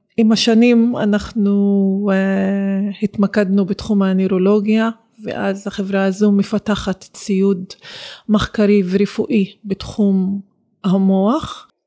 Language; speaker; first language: Hebrew; non-native, local second language; Arabic